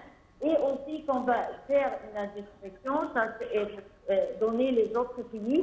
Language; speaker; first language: French; non-native, fluent; Arabic